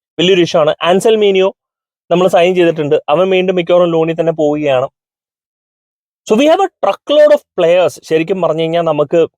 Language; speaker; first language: Malayalam; native; Malayalam